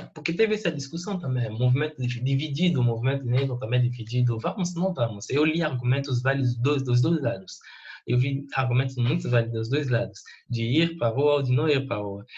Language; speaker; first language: Portuguese; non-native, fluent; French